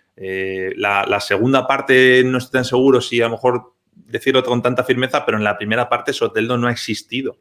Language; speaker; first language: Spanish; native; Spanish